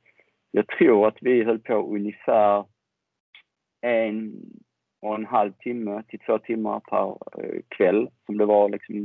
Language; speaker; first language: Swedish; native; Swedish